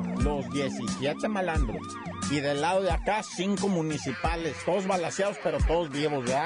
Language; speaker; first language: Spanish; native; Spanish